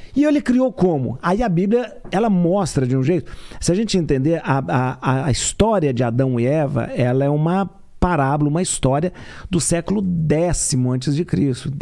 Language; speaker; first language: Portuguese; native; Portuguese